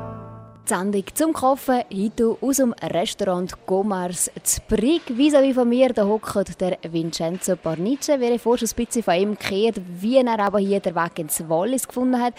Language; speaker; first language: German; native; German